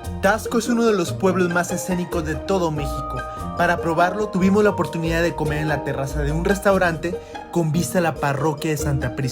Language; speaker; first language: Spanish; native; Spanish